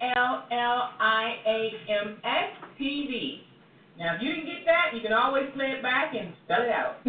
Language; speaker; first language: English; non-native, fluent; Spanish